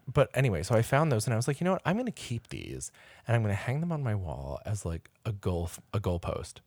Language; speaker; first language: English; native; English